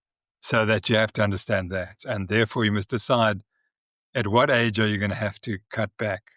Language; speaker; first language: English; native; English